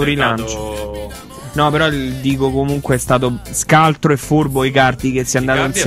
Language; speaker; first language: Italian; native; Italian